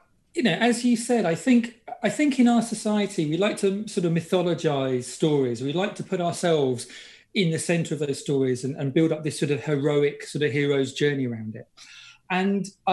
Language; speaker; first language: English; native; English